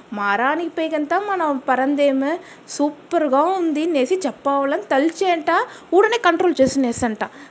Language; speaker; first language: Telugu; native; Telugu